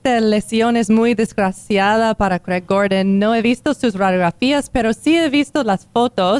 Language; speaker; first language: Spanish; non-native, learner; English